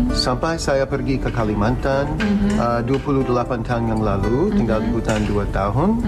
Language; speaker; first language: Indonesian; non-native, fluent; English